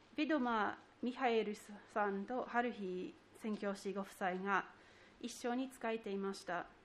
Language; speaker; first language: Japanese; non-native, fluent; English